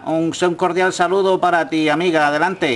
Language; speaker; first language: Spanish; native; Spanish